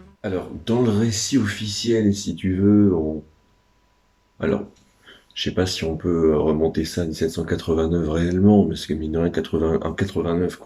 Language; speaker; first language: French; native; French